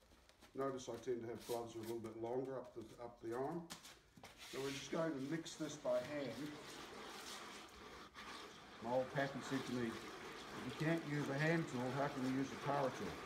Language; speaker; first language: English; native; English